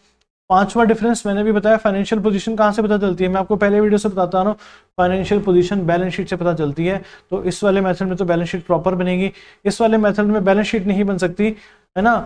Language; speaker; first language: Hindi; native; Hindi